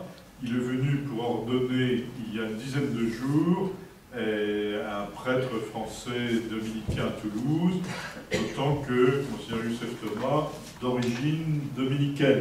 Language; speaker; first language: French; native; French